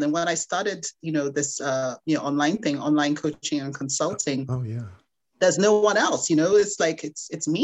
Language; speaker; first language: English; non-native, local second language; Igbo